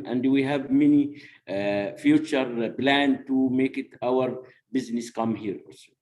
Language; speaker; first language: English; non-native, learner; Arabic